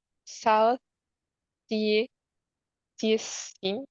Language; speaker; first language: Chinese; non-native, learner; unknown